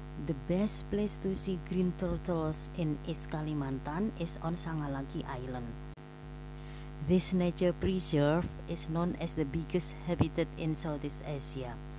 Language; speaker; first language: English; non-native, fluent; Indonesian